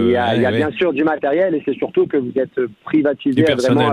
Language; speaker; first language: French; native; French